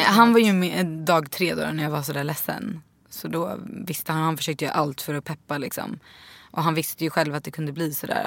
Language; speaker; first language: Swedish; native; Swedish